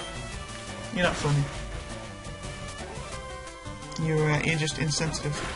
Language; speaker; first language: English; native; English